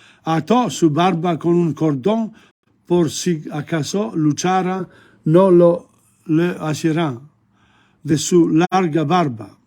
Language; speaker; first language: Spanish; non-native, learner; English